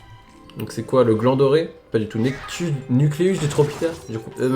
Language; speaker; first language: French; native; French